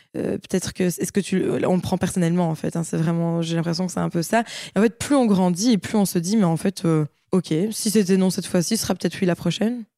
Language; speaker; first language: French; native; French